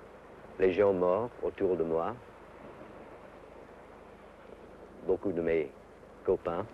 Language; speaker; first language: French; non-native, fluent; English